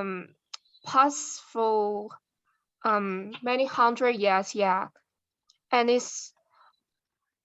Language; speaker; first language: English; non-native, learner; Chinese